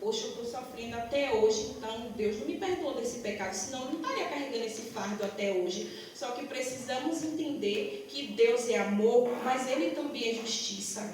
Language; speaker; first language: Portuguese; native; Portuguese